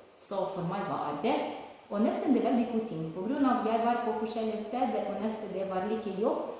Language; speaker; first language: Norwegian; non-native, learner; Ukrainian